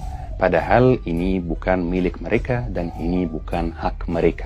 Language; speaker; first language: Indonesian; non-native, fluent; Arabic